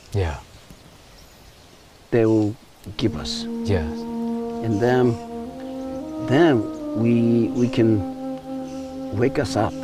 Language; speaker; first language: English; non-native, learner; Japanese